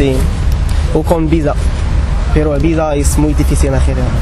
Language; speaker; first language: Spanish; non-native, learner; Arabic